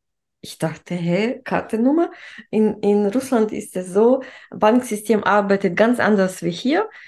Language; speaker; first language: German; non-native, fluent; Russian